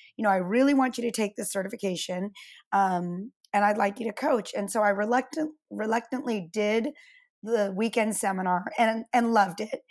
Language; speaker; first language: English; native; English